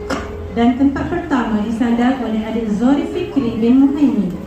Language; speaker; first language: Malay; native; Malay